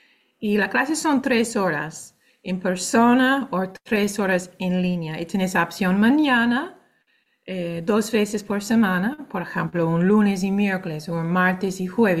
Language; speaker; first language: Spanish; non-native, fluent; English